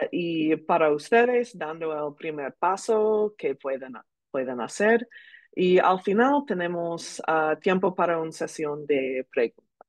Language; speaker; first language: Spanish; non-native, learner; English